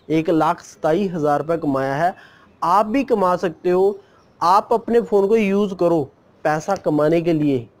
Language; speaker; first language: Hindi; non-native, local second language; Punjabi